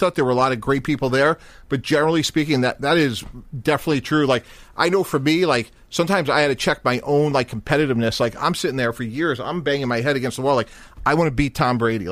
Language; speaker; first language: English; native; English